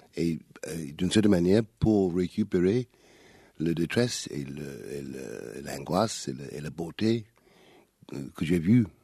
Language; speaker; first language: French; non-native, fluent; English